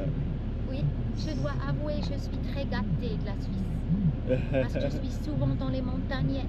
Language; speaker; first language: French; non-native, local second language; German